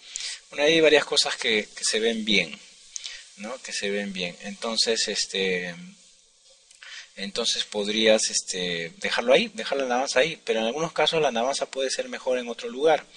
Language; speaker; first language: Spanish; native; Spanish